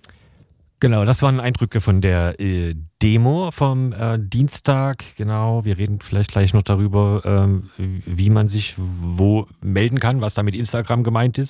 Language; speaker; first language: German; native; German